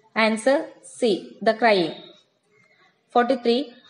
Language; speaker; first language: English; non-native, local second language; Malayalam